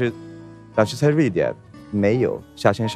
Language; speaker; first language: Chinese; non-native, fluent; Swedish